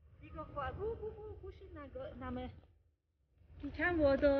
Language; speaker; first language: Chinese; non-native, learner; Persian